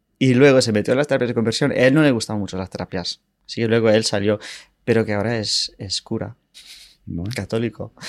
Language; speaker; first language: Spanish; non-native, fluent; English